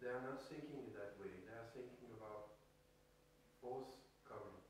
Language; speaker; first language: English; non-native, fluent; Danish